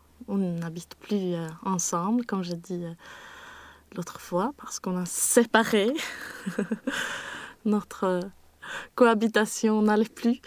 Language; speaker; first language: French; non-native, learner; Swedish